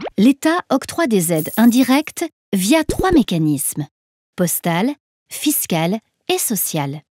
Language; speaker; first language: French; native; French